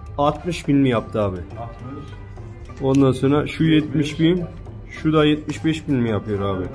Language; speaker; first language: Turkish; native; Turkish